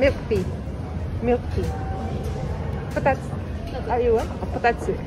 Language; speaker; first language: Japanese; non-native, learner; Filipino